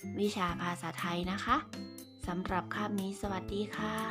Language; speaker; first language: Thai; native; Thai